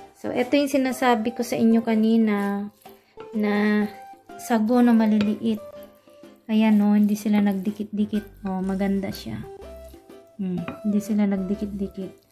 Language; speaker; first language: Filipino; non-native, local second language; Iloko